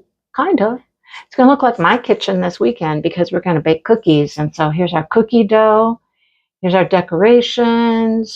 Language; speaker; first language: English; native; English